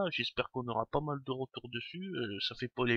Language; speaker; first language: French; native; French